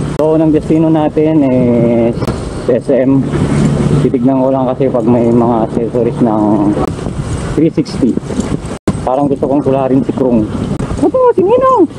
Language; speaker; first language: Filipino; non-native, local second language; Iloko